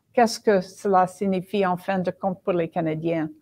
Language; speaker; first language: French; non-native, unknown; English